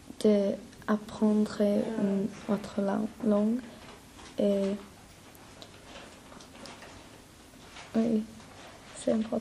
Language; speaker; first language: French; non-native, learner; English